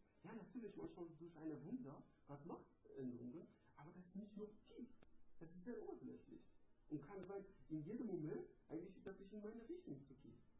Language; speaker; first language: German; non-native, learner; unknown